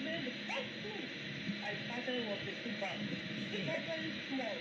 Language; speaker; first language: English; non-native, local second language; Yoruba